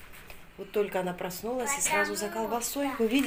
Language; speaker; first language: Russian; native; Russian